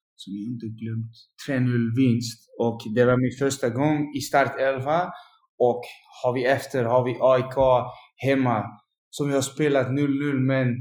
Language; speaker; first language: Swedish; non-native, learner; Dutch